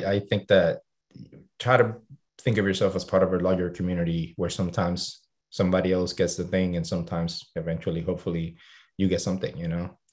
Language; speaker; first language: English; non-native, fluent; Spanish